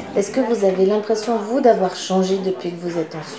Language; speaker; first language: French; native; French